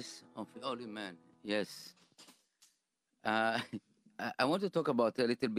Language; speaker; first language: English; non-native, fluent; Hebrew